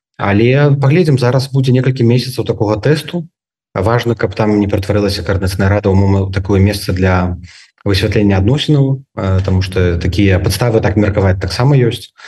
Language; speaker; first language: Belarusian; native; Belarusian